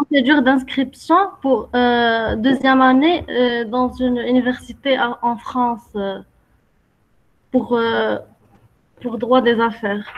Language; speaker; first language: French; non-native, local second language; Arabic